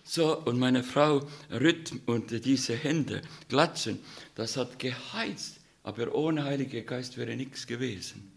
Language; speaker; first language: German; non-native, fluent; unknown